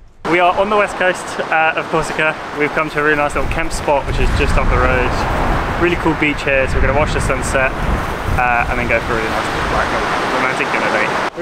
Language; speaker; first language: English; native; English